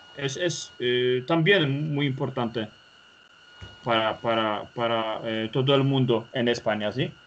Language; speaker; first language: Spanish; non-native, learner; Polish